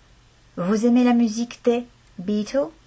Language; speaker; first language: French; non-native, fluent; Estonian